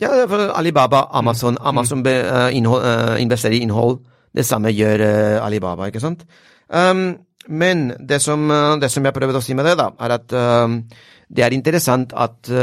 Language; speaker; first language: Swedish; non-native, fluent; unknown